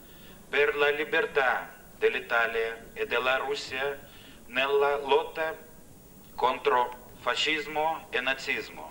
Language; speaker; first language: Italian; non-native, fluent; Russian